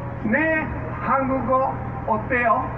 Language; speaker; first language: Korean; non-native, learner; Japanese